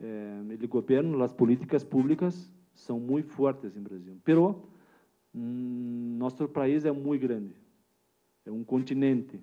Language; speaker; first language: Spanish; non-native, learner; Portuguese